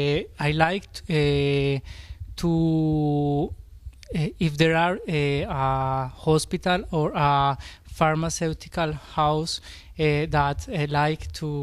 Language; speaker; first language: English; non-native, learner; Spanish